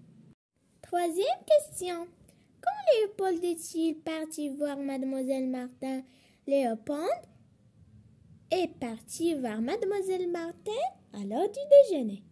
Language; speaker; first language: French; non-native, local second language; Arabic